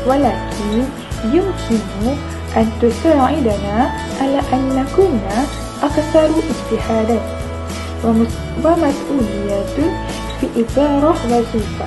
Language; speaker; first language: Arabic; non-native, learner; Malay